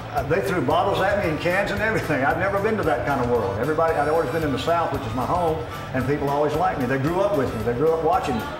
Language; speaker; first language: English; native; English